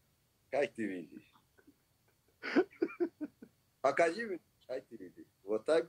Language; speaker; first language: Russian; non-native, learner; Persian